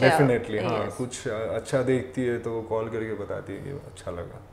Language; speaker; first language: Hindi; non-native, local second language; Assamese